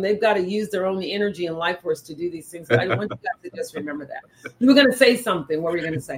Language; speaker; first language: English; native; English